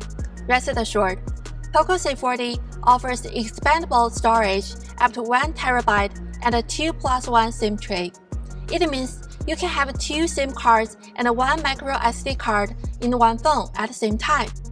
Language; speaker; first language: English; non-native, fluent; Chinese